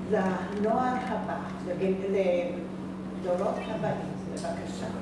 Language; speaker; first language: Hebrew; non-native, fluent; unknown